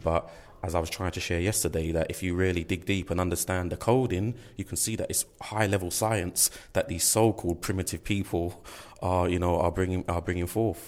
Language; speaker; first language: English; native; English